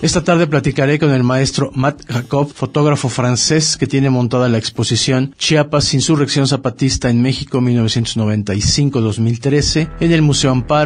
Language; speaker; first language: Spanish; native; Spanish